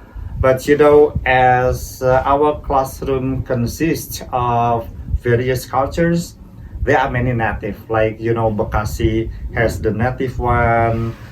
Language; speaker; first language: English; non-native, fluent; Indonesian